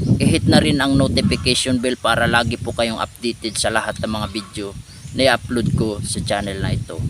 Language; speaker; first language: Filipino; non-native, local second language; Waray